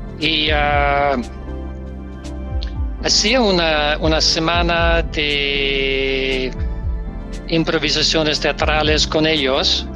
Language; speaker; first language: Spanish; non-native, learner; Danish